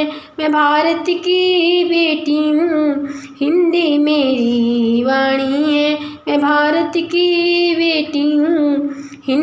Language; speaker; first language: Hindi; native; Hindi